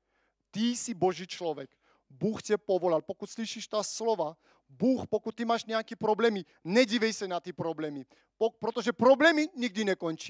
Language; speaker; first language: Czech; non-native, fluent; Armenian